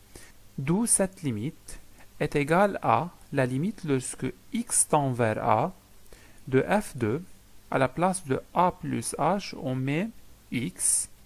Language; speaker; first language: French; non-native, local second language; Arabic